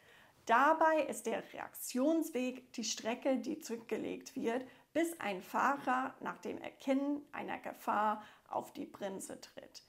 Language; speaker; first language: German; non-native, fluent; English